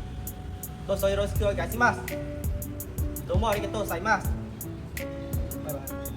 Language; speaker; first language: Japanese; non-native, learner; Khmer